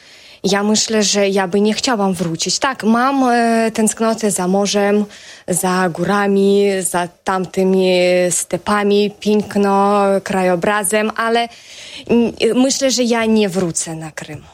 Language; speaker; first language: Polish; non-native, fluent; Russian